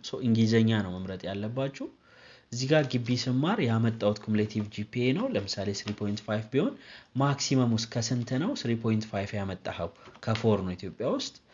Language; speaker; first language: Amharic; non-native, local second language; Oromo